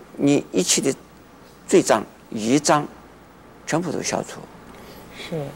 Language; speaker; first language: Chinese; native; Chinese